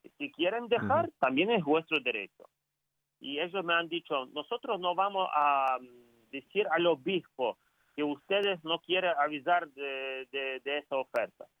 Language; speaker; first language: Spanish; non-native, fluent; Ukrainian